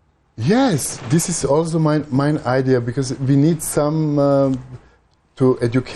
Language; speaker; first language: English; non-native, learner; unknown